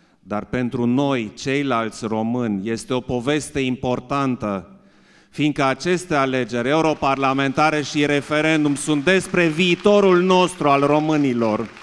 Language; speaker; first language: Romanian; non-native, local second language; German